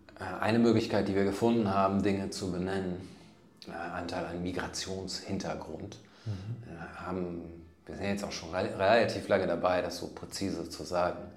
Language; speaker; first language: German; native; German